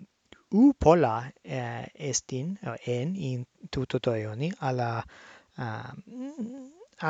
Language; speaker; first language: Greek; non-native, learner; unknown